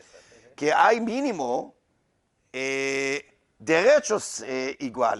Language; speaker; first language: Spanish; non-native, learner; Hebrew